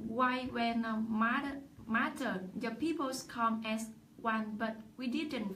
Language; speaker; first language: English; non-native, learner; Vietnamese